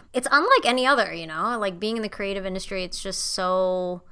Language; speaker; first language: English; non-native, fluent; Indonesian